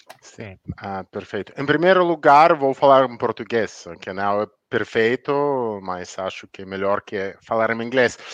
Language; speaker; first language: Portuguese; non-native, learner; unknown